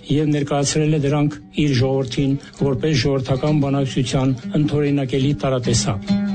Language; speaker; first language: Armenian; non-native, fluent; Azerbaijani